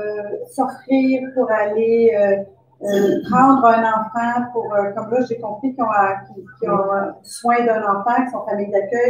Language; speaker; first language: French; native; French